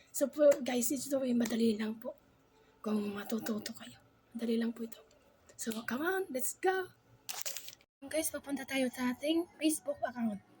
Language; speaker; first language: Filipino; non-native, local second language; Waray